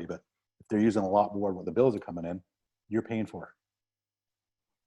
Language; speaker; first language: English; native; English